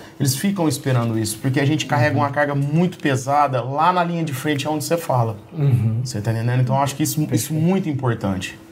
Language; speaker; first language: Portuguese; native; Portuguese